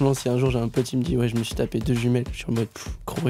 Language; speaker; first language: French; native; French